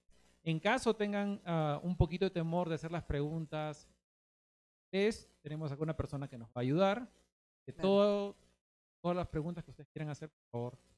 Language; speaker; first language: Spanish; native; Spanish